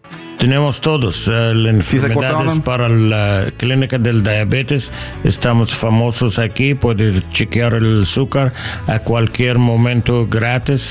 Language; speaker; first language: Spanish; non-native, learner; English